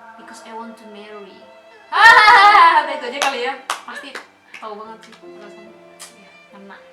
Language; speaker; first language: Indonesian; native; Indonesian